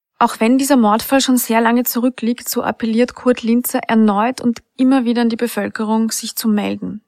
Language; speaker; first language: German; native; German